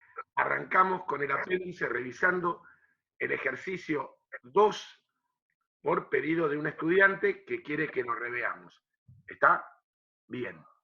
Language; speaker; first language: Spanish; native; Spanish